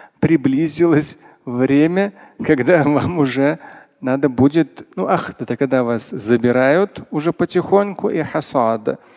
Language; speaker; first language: Russian; non-native, local second language; Tatar